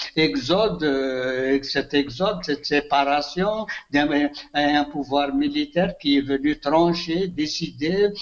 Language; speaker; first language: French; non-native, local second language; Kabyle